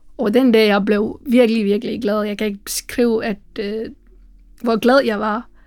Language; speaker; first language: Danish; non-native, fluent; Tamil